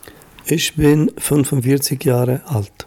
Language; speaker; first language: German; non-native, fluent; Albanian